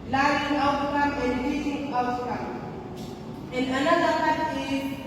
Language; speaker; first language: English; non-native, local second language; Swahili